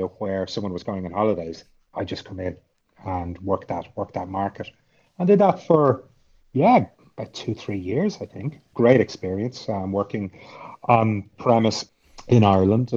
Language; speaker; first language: English; native; English